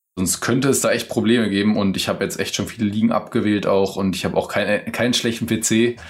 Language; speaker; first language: German; non-native, fluent; English